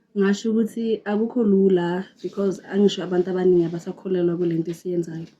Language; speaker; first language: Zulu; non-native, local second language; Xhosa